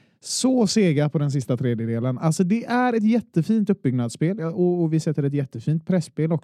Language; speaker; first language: Swedish; native; Swedish